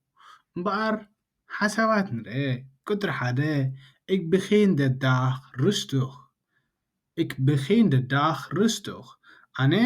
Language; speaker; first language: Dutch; non-native, learner; Tigrinya